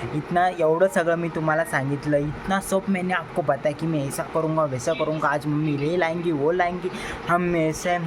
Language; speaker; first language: Hindi; non-native, local second language; Marathi